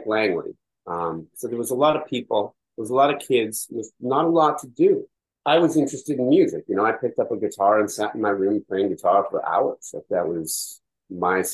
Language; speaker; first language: English; native; English